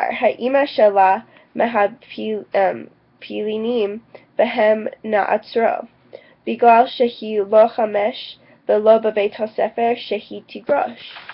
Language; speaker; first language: Hebrew; non-native, learner; English